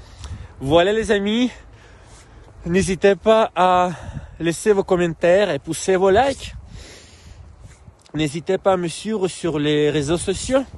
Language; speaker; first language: French; non-native, fluent; Russian